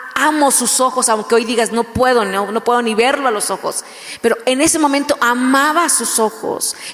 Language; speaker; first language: Spanish; native; Spanish